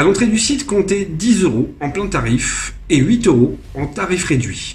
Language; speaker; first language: French; native; French